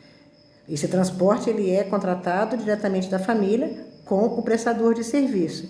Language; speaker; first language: Portuguese; native; Portuguese